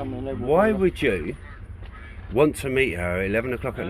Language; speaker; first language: English; native; English